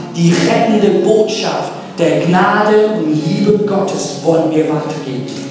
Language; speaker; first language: German; non-native, fluent; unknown